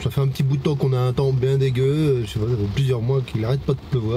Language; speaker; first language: French; native; French